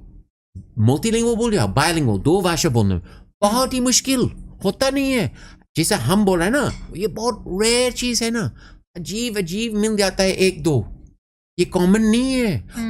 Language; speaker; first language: Hindi; non-native, fluent; English